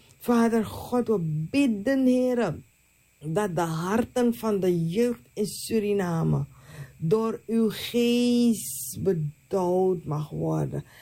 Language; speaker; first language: Dutch; native; Dutch